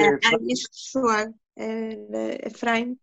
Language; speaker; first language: Hebrew; non-native, learner; Russian